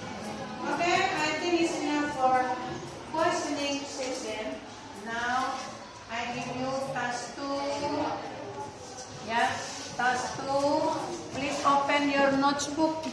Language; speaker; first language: English; non-native, learner; Indonesian